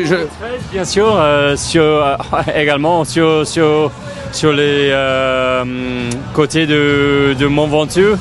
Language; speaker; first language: French; non-native, fluent; English